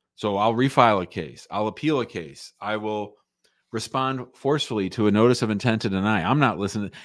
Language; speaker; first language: English; native; English